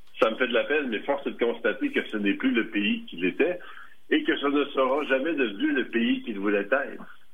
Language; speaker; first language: French; native; French